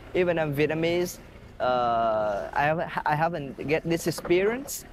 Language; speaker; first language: English; non-native, fluent; Vietnamese